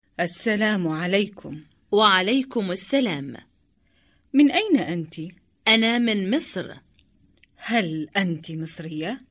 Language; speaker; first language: Arabic; non-native, learner; Indonesian